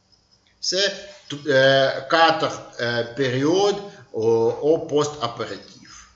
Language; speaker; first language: French; non-native, learner; Ukrainian